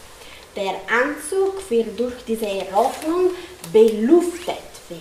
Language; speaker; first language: German; non-native, learner; Italian